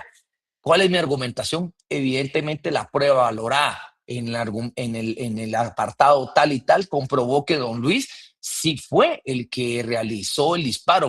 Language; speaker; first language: Spanish; native; Spanish